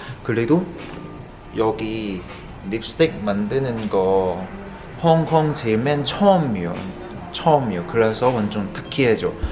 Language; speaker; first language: Korean; non-native, fluent; Cantonese